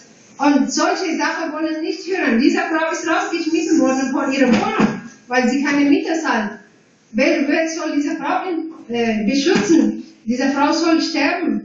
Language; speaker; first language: German; non-native, fluent; Tigrinya